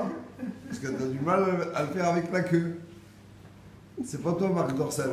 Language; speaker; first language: French; native; French